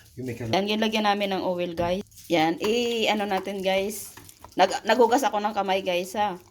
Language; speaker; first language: Filipino; non-native, local second language; Hiligaynon